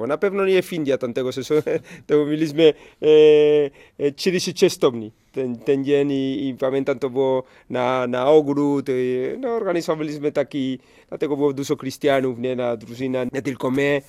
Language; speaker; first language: Polish; non-native, learner; Spanish